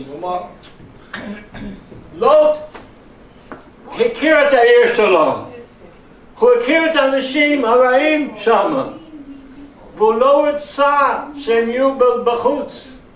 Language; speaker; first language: Hebrew; non-native, fluent; English